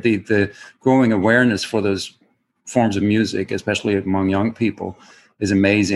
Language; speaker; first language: English; non-native, fluent; German